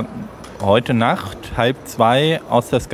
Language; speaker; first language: German; native; German